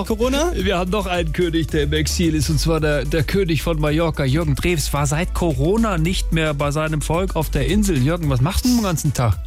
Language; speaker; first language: German; native; German